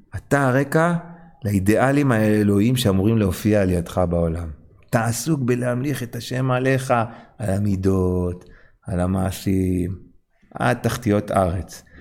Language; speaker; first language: Hebrew; non-native, fluent; English